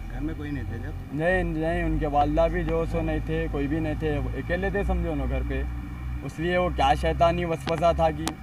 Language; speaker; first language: Hindi; non-native, local second language; Urdu